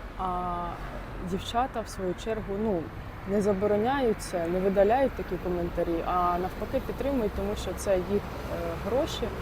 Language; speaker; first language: Ukrainian; non-native, local second language; Russian